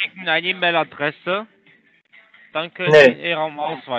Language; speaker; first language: German; non-native, learner; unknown